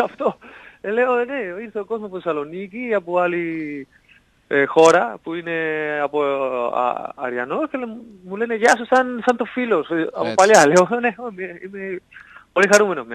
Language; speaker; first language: Greek; non-native, learner; Spanish